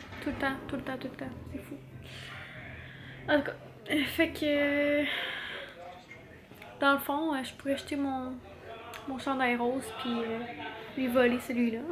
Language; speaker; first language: French; native; French